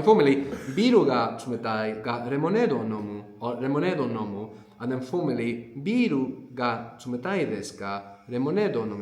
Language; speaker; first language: Japanese; non-native, fluent; English